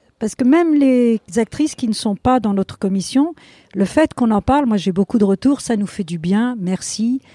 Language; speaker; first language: French; non-native, fluent; Spanish